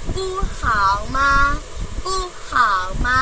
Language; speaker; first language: Chinese; non-native, fluent; Burmese